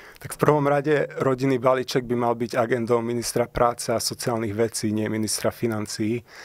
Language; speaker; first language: Slovak; early bilingual, heritage; Slovak